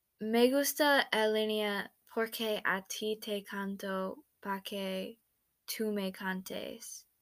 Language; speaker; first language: Spanish; non-native, learner; English